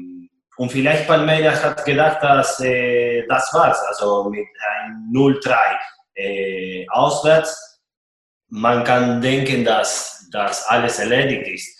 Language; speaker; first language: German; non-native, fluent; Spanish